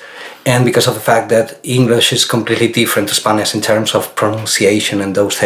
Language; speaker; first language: English; non-native, fluent; Spanish